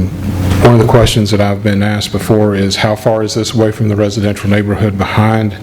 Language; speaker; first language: English; native; English